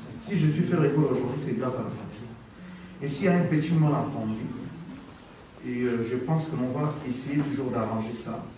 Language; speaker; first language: French; non-native, local second language; Lingala